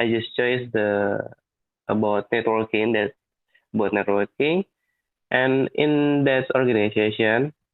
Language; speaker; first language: English; non-native, learner; Indonesian